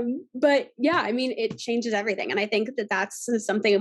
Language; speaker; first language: English; native; English